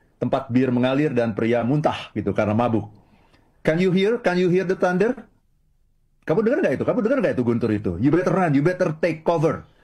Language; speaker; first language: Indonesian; native; Indonesian